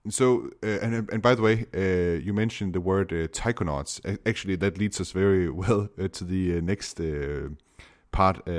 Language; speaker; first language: English; non-native, fluent; Danish